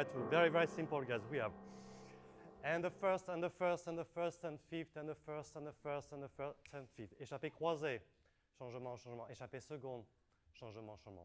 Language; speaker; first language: English; non-native, fluent; French